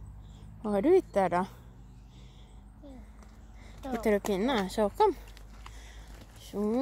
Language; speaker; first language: Swedish; non-native, learner; Filipino